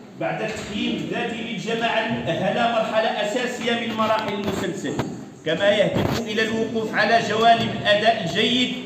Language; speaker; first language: Arabic; non-native, local second language; Riffian